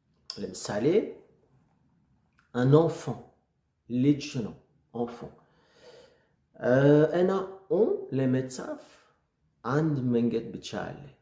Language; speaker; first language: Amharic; non-native, learner; French